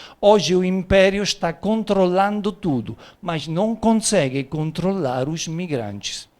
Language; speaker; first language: Portuguese; non-native, fluent; Italian